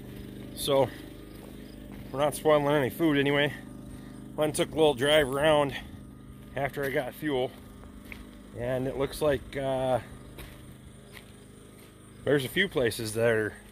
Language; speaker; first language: English; native; English